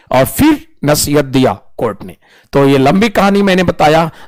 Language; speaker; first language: Hindi; native; Hindi